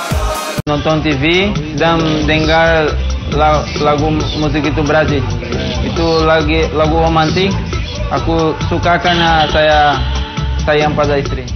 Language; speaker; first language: Indonesian; non-native, fluent; Portuguese